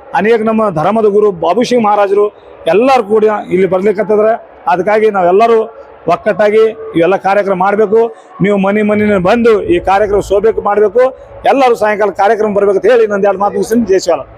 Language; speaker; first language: Kannada; non-native, local second language; Lambadi